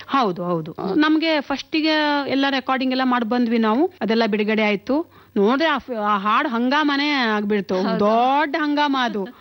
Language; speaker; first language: Kannada; non-native, local second language; Konkani